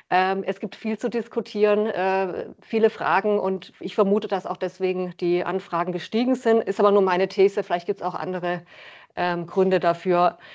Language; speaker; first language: German; native; German